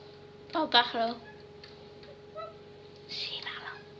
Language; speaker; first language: French; native; French